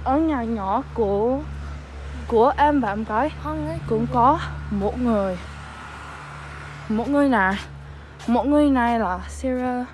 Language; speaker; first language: Vietnamese; non-native, learner; English